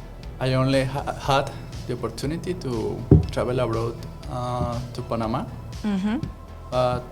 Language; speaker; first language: English; non-native, learner; Spanish